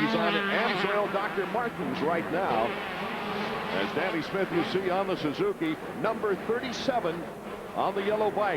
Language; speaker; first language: English; native; English